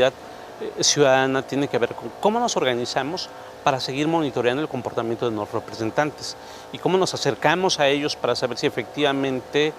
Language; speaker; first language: Spanish; native; Spanish